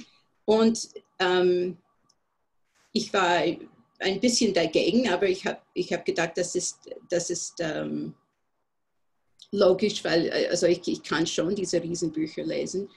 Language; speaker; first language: German; non-native, fluent; English